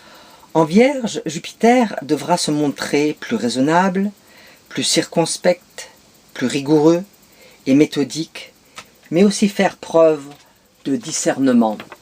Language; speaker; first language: French; native; French